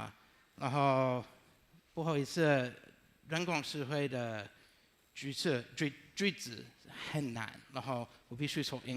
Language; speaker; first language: Chinese; non-native, learner; English